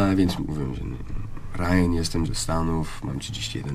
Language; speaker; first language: Polish; non-native, learner; English